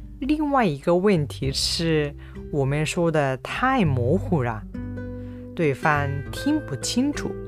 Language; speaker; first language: Chinese; non-native, fluent; Japanese